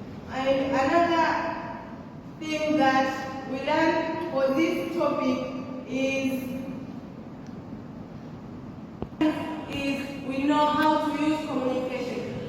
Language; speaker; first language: English; non-native, local second language; Swahili